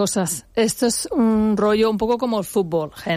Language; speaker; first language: Spanish; non-native, fluent; English